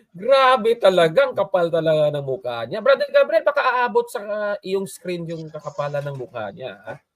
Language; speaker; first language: Filipino; native; Filipino